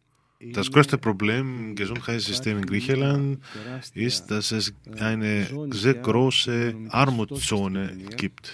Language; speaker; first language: German; non-native, fluent; Greek